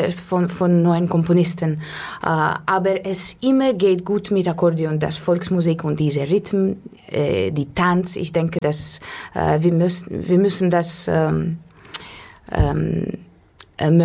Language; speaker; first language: German; non-native, fluent; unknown